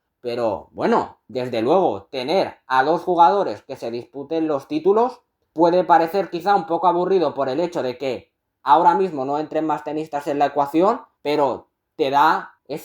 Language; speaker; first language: Spanish; native; Spanish